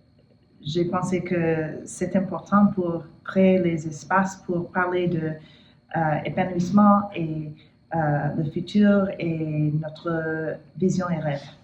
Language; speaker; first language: French; non-native, learner; English